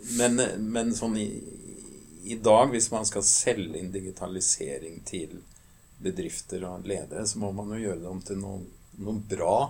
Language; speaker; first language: Norwegian; native; Norwegian